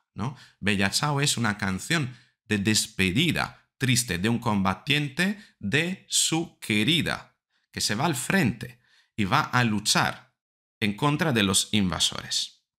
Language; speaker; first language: Spanish; non-native, fluent; Italian